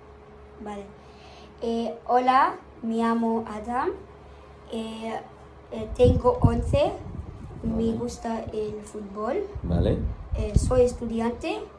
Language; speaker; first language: Spanish; non-native, learner; Arabic